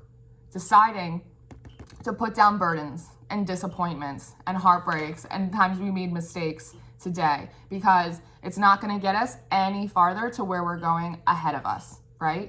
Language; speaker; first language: English; native; English